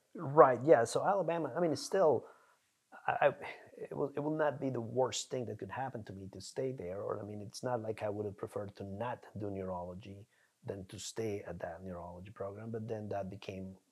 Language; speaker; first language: English; non-native, fluent; Spanish